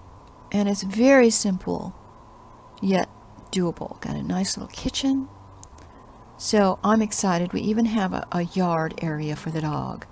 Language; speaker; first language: English; native; English